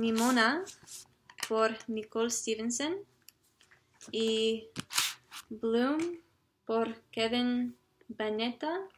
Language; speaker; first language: Spanish; non-native, learner; English